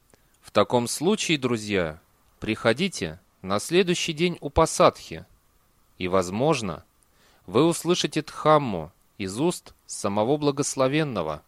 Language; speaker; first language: Russian; native; Russian